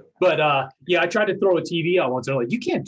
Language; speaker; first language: English; native; English